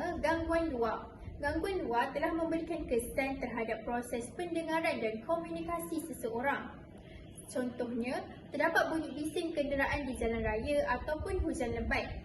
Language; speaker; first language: Malay; native; Malay